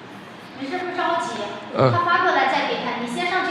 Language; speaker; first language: Chinese; native; Chinese